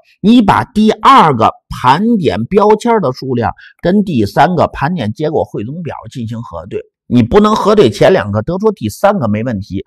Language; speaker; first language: Chinese; native; Chinese